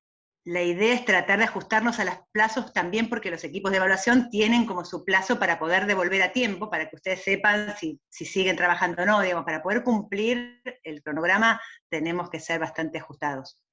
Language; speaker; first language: Spanish; native; Spanish